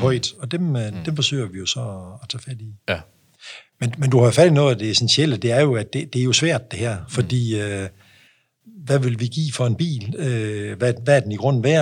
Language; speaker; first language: Danish; native; Danish